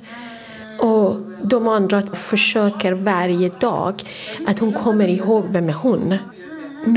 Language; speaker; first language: Swedish; non-native, fluent; Persian